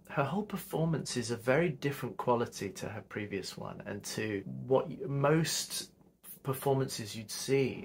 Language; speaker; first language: English; native; English